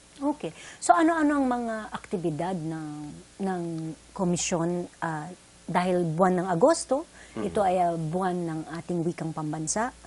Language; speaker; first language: Filipino; native; Filipino